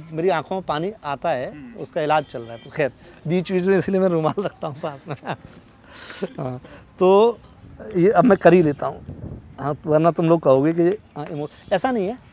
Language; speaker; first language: Hindi; native; Hindi